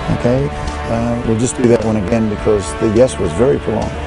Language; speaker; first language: English; native; English